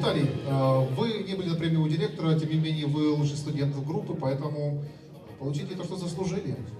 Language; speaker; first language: Russian; native; Russian